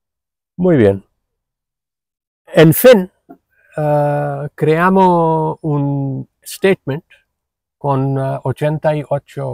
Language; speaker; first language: Spanish; non-native, fluent; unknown